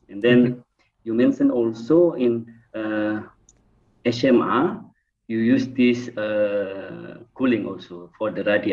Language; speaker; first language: English; non-native, fluent; Indonesian